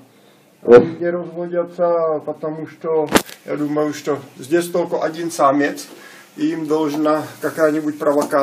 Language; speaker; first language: Russian; non-native, fluent; Czech